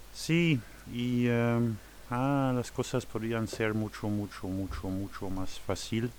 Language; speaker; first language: Spanish; non-native, fluent; German